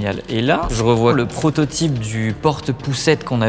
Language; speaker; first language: French; native; French